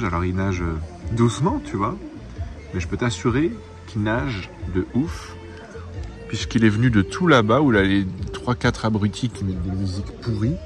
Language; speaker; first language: French; native; French